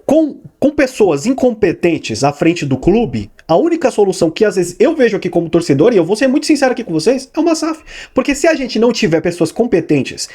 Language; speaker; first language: Portuguese; native; Portuguese